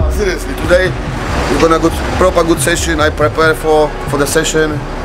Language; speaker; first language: English; non-native, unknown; Polish